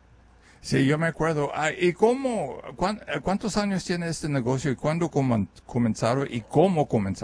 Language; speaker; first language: Spanish; early bilingual, other home language; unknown